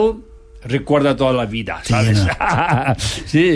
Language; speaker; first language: Spanish; non-native, fluent; Tibetan